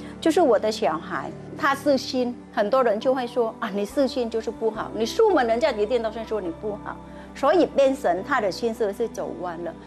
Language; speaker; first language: Chinese; non-native, learner; Vietnamese